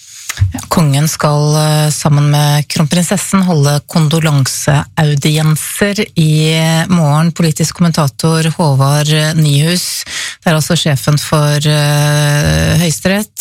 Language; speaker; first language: Norwegian; native; Norwegian